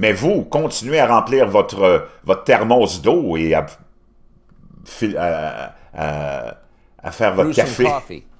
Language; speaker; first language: French; native; French